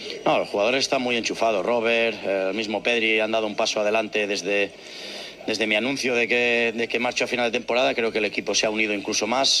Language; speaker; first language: Spanish; native; Spanish